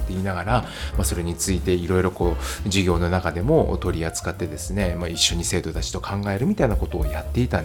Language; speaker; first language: Japanese; native; Japanese